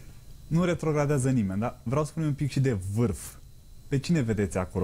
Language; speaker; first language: Romanian; native; Romanian